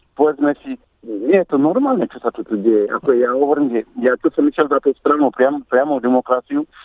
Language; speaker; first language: Slovak; non-native, fluent; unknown